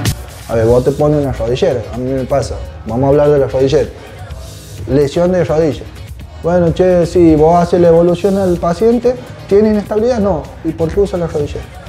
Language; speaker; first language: Spanish; native; Spanish